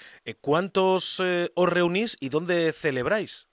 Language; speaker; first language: Spanish; native; Spanish